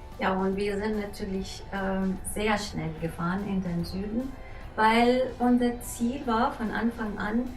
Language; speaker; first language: German; non-native, fluent; Arabic